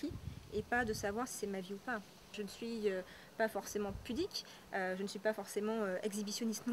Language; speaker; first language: French; native; French